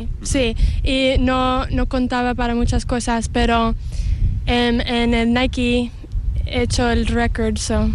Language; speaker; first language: Spanish; early bilingual, heritage; English